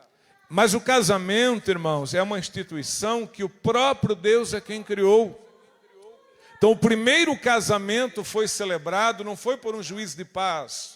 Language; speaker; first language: Portuguese; native; Portuguese